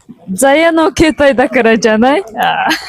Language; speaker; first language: Japanese; non-native, fluent; Mongolian